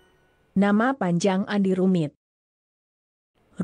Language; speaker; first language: Indonesian; non-native, learner; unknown